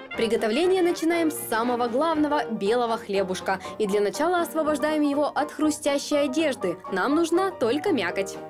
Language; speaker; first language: Russian; native; Russian